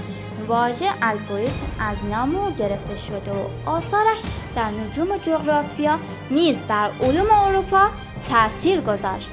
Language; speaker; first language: Persian; native; Persian